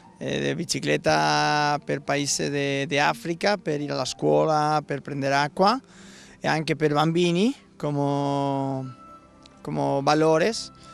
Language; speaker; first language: Italian; non-native, learner; Spanish